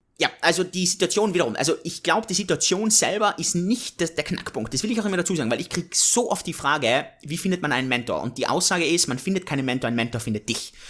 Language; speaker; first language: German; native; German